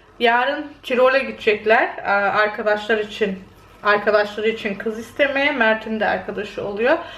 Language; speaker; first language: Turkish; native; Turkish